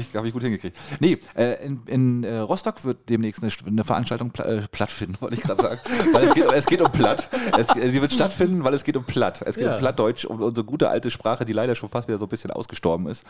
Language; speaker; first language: German; native; German